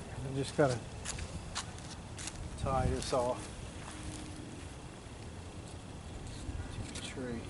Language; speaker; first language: English; native; English